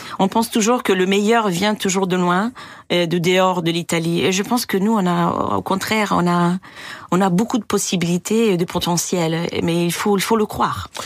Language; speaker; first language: French; non-native, fluent; Italian